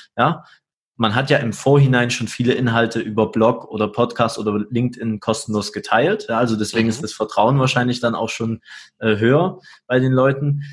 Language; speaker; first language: German; native; German